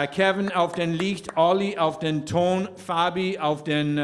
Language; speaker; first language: German; non-native, fluent; English